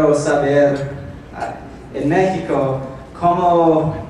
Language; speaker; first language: Spanish; non-native, learner; English